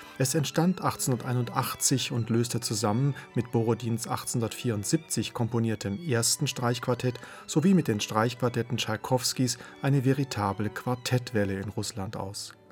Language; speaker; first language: German; native; German